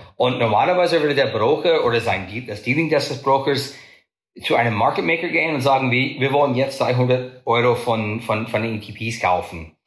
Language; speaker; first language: German; non-native, fluent; English